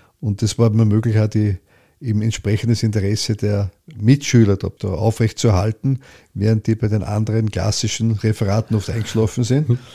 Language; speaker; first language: German; native; German